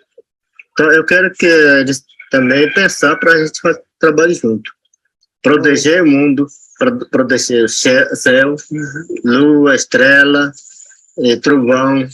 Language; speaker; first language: Portuguese; non-native, local second language; Yanomámi